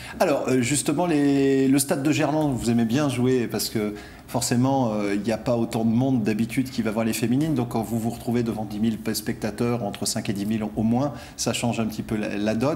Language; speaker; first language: French; native; French